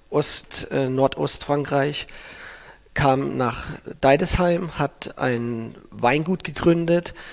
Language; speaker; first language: German; native; German